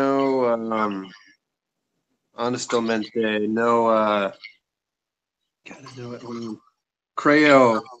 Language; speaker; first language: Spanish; non-native, learner; English